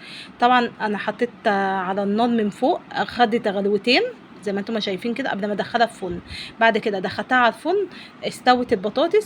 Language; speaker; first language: Arabic; native; Arabic